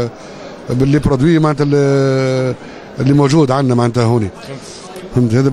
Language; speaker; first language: Arabic; native; Arabic